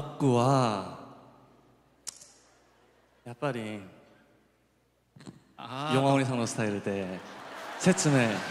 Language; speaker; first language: Japanese; non-native, fluent; Korean